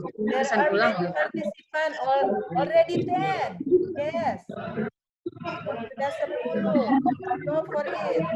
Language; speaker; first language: English; non-native, fluent; Indonesian